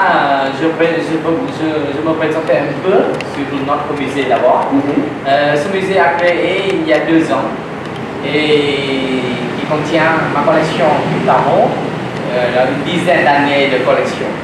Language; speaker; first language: French; non-native, learner; Vietnamese